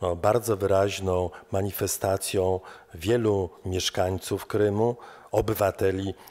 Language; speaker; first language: Polish; native; Polish